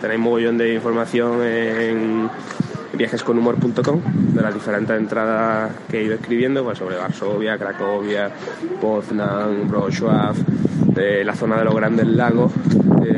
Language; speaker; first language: Spanish; native; Spanish